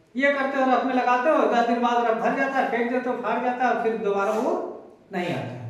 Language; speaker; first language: Hindi; native; Hindi